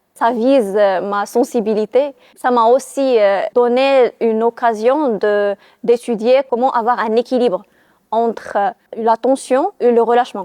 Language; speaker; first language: French; non-native, local second language; Arabic